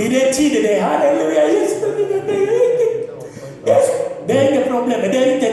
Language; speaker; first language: Swedish; non-native, fluent; Lingala